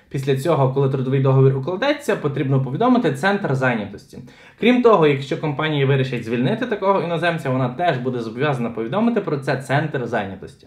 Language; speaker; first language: Ukrainian; native; Ukrainian